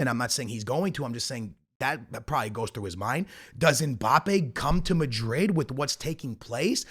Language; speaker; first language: English; native; English